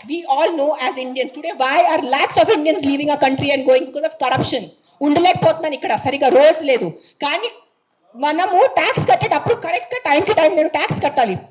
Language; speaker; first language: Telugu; non-native, fluent; Marathi